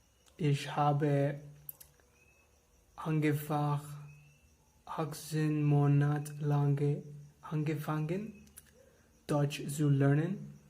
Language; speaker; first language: German; non-native, learner; English